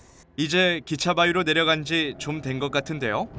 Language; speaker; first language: Korean; native; Korean